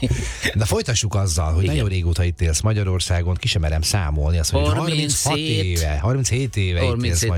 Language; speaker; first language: Hungarian; native; Hungarian